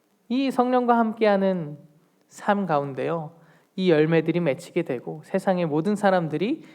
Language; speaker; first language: Korean; native; Korean